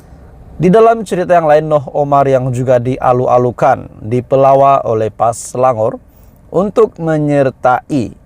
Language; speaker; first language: Malay; native; Malay